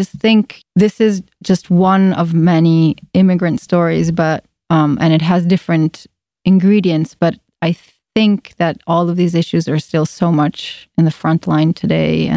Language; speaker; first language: English; non-native, fluent; Italian